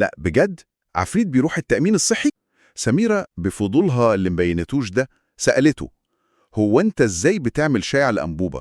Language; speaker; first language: Arabic; native; Arabic